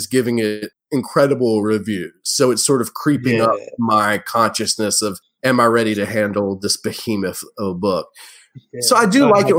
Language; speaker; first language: English; native; English